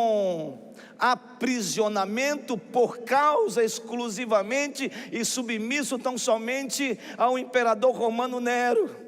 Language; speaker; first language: Portuguese; native; Portuguese